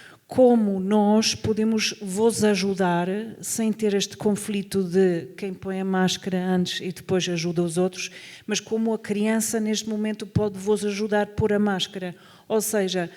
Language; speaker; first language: Portuguese; non-native, fluent; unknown